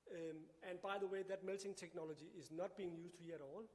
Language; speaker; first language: English; non-native, fluent; Danish